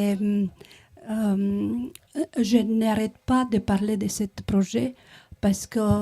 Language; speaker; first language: French; non-native, learner; Romanian